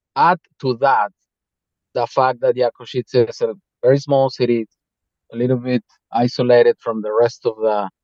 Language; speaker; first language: English; non-native, fluent; Spanish